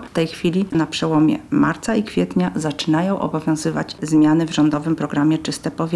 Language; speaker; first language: Polish; native; Polish